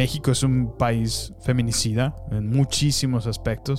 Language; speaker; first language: Spanish; native; Spanish